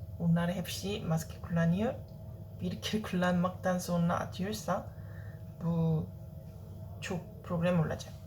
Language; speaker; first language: Turkish; non-native, learner; Korean